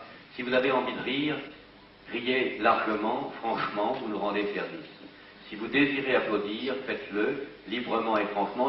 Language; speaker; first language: French; native; French